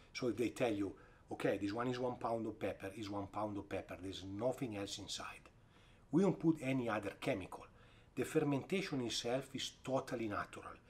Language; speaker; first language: English; non-native, fluent; Italian